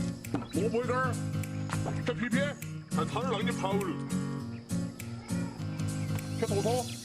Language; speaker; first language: Chinese; native; Chinese